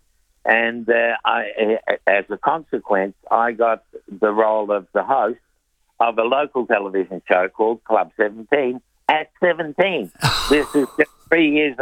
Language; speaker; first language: English; native; English